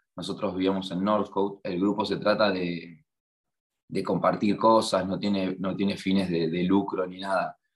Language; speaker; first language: Spanish; native; Spanish